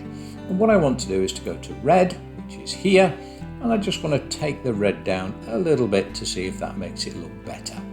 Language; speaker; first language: English; native; English